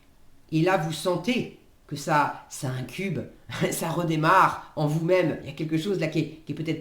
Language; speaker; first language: French; native; French